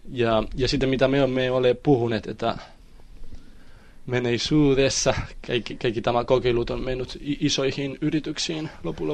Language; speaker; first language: Finnish; non-native, learner; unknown